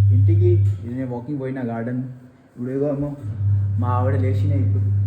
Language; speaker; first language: Telugu; non-native, learner; Hindi